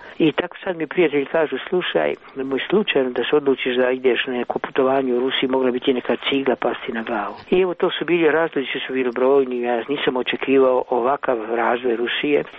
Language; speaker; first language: Croatian; native; Croatian